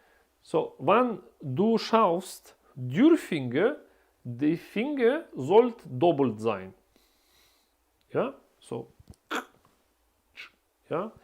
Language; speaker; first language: German; non-native, learner; Russian